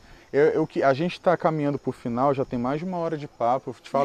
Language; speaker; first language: Portuguese; native; Portuguese